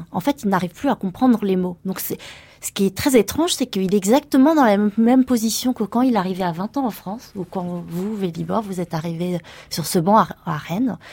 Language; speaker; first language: French; early bilingual, other home language; Vietnamese